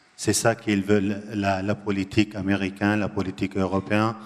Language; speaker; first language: French; non-native, learner; Arabic